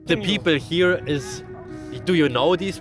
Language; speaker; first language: English; non-native, learner; German